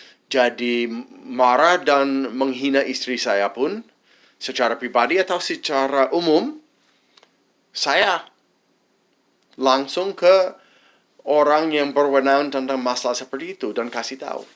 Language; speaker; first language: Indonesian; non-native, fluent; English